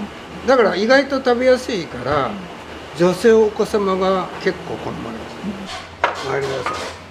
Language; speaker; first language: Japanese; native; Japanese